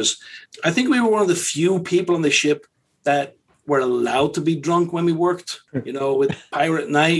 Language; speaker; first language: English; native; English